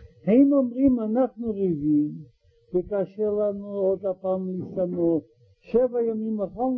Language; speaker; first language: Hebrew; non-native, learner; Russian